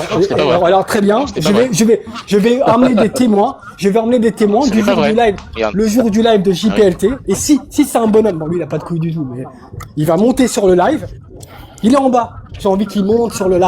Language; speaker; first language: French; native; French